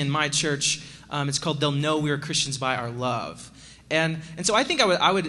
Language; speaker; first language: English; native; English